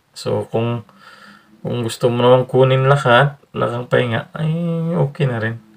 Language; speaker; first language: Filipino; native; Filipino